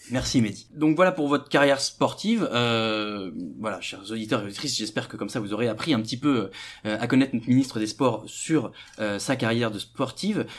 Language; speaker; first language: French; native; French